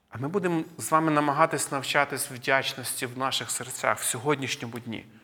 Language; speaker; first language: Ukrainian; native; Ukrainian